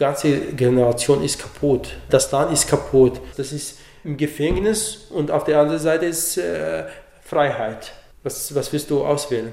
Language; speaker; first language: German; non-native, fluent; Arabic